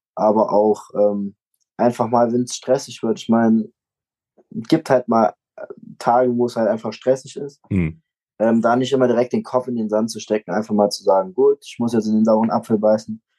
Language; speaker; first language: German; native; German